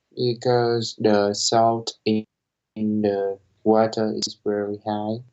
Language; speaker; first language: English; non-native, learner; Vietnamese